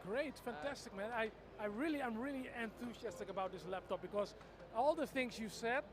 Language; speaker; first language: English; non-native, fluent; Dutch